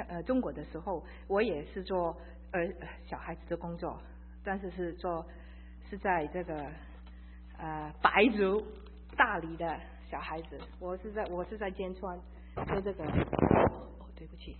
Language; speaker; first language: Chinese; early bilingual, heritage; Chinese